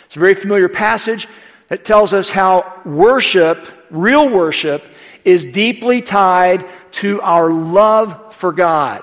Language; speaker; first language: English; native; English